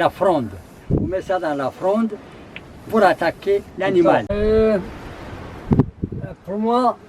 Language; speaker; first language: French; non-native, learner; Arabic